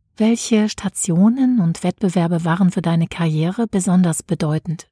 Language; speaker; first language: German; native; German